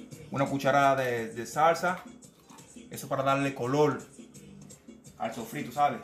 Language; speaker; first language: Spanish; native; Spanish